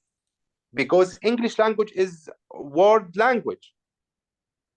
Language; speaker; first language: English; non-native, learner; Arabic